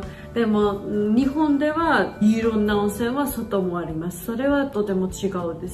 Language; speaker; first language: Japanese; non-native, fluent; Georgian